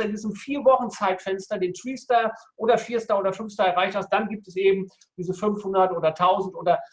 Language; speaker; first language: German; native; German